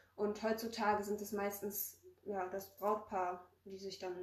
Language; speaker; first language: German; early bilingual, other home language; Polish